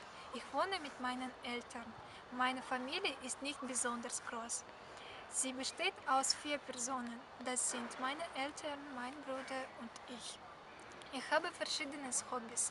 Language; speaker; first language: German; non-native, learner; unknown